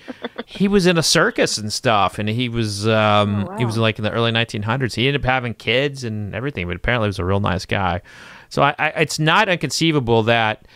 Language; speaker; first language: English; native; English